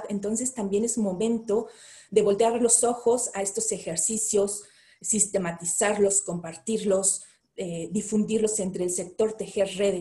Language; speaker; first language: Spanish; native; Spanish